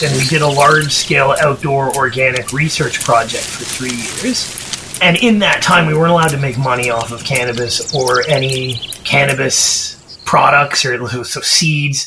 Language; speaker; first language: English; native; English